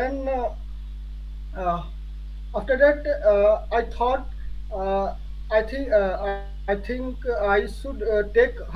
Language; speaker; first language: English; non-native, learner; Hindi